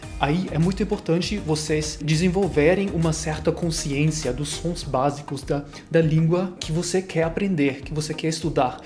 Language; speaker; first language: Portuguese; non-native, fluent; German